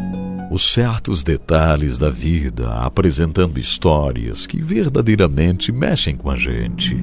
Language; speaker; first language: Portuguese; native; Portuguese